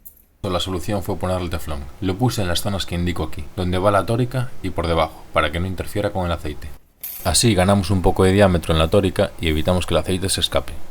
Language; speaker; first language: Spanish; native; Spanish